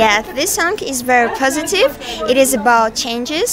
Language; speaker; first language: English; non-native, learner; Russian